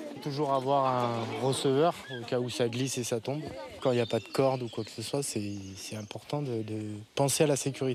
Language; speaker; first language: French; native; French